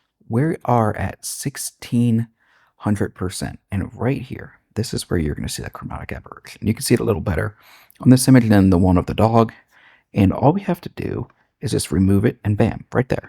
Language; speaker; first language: English; native; English